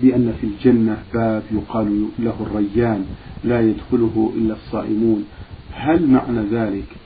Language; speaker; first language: Arabic; native; Arabic